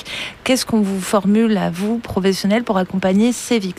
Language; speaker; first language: French; native; French